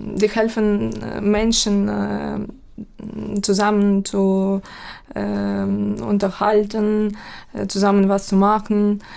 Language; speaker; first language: German; non-native, fluent; Ukrainian